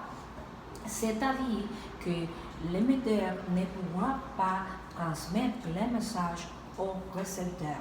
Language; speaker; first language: French; non-native, learner; Spanish